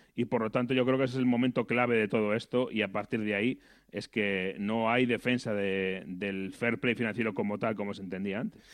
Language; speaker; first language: Spanish; native; Spanish